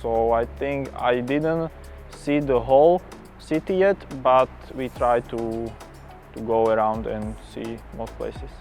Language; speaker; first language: English; non-native, fluent; Slovak